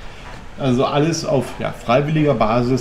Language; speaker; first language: German; native; German